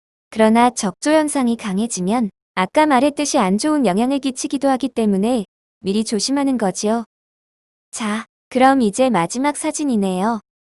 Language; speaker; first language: Korean; native; Korean